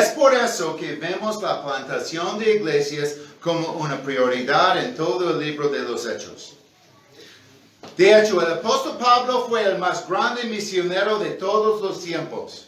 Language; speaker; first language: Spanish; non-native, fluent; English